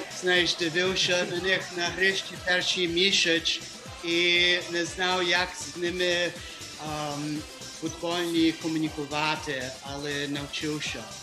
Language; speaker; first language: Ukrainian; early bilingual, heritage; Ukrainian